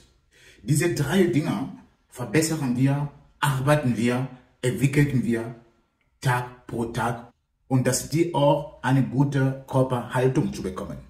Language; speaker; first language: German; non-native, fluent; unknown